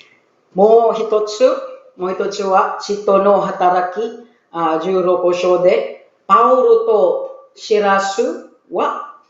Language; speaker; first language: Japanese; non-native, learner; Filipino